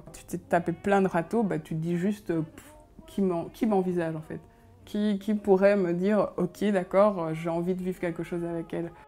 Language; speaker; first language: French; early bilingual, other home language; Kinyarwanda